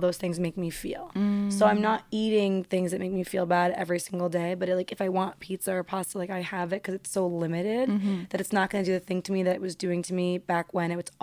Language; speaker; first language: English; native; English